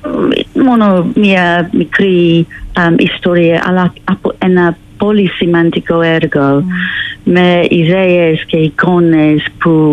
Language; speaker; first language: Greek; non-native, learner; English